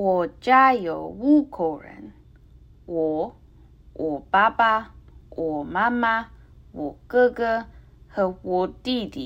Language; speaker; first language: Chinese; non-native, learner; English